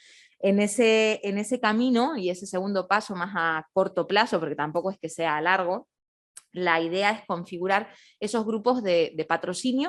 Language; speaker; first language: Spanish; native; Spanish